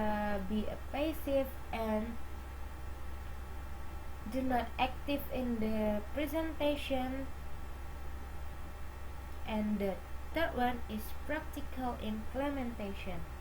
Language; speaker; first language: English; non-native, learner; Indonesian